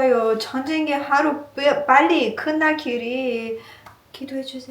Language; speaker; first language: Korean; non-native, learner; Persian